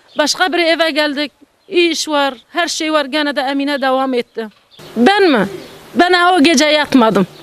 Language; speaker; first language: Turkish; non-native, learner; Arabic